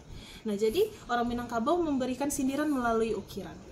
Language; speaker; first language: Indonesian; native; Indonesian